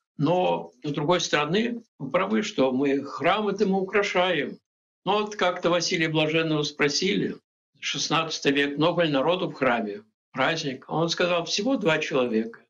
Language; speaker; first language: Russian; native; Russian